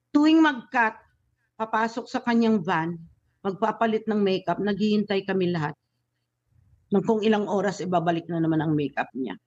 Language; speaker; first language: Filipino; native; Filipino